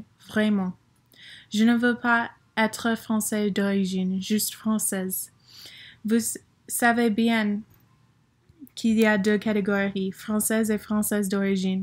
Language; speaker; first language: French; non-native, learner; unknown